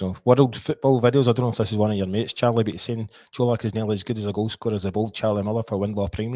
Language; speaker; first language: English; native; English